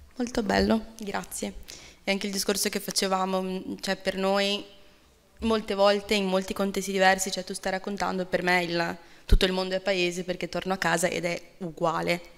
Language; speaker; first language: Italian; non-native, fluent; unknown